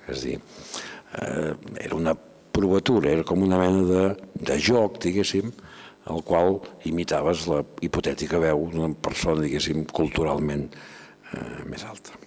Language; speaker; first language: Catalan; native; Catalan